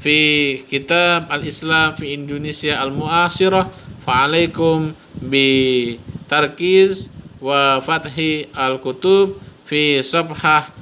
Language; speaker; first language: Arabic; non-native, fluent; Indonesian